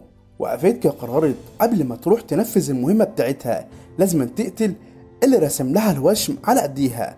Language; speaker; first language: Arabic; native; Arabic